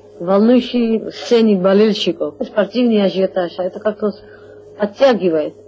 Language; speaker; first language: Russian; non-native, local second language; Georgian